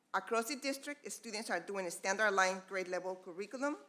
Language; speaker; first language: English; non-native, fluent; Spanish